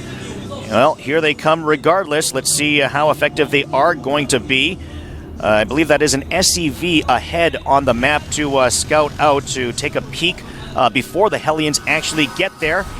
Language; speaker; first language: English; native; English